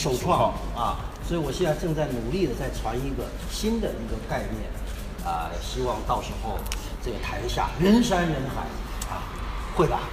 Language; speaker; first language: Chinese; native; Chinese